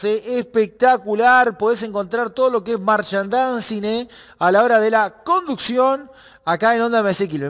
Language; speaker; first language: Spanish; native; Spanish